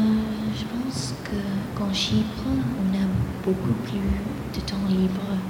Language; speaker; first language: French; non-native, fluent; Greek